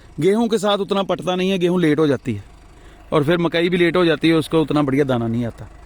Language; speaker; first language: Hindi; non-native, local second language; Punjabi